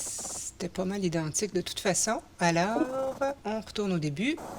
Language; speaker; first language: French; native; French